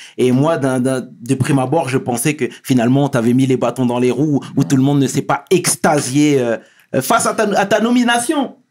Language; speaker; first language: French; native; French